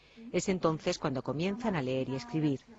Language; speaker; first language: Spanish; native; Spanish